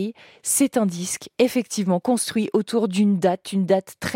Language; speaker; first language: French; native; French